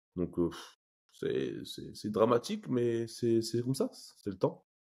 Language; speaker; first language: French; native; French